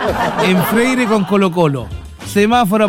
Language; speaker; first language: Spanish; native; Spanish